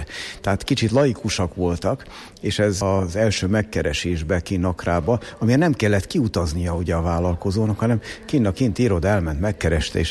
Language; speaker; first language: Hungarian; native; Hungarian